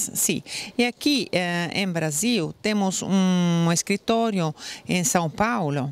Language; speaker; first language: Portuguese; non-native, fluent; Italian